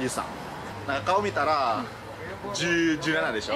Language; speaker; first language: Japanese; non-native, fluent; Indonesian